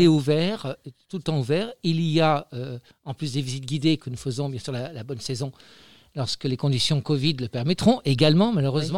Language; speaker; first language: French; native; French